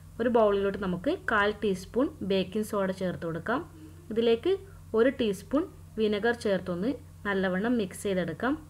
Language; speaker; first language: Malayalam; native; Malayalam